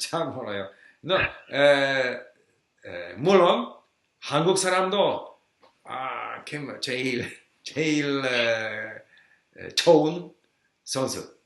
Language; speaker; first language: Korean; non-native, learner; English